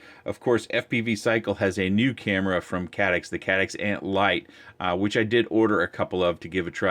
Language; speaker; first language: English; native; English